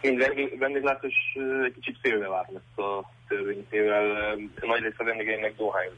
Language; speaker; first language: Hungarian; native; Hungarian